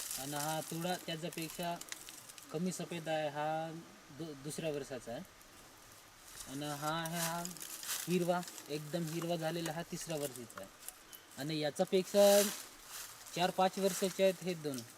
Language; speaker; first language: Marathi; non-native, local second language; Gondi